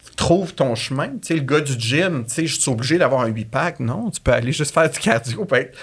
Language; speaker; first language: French; native; French